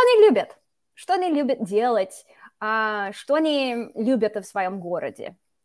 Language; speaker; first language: Russian; non-native, fluent; English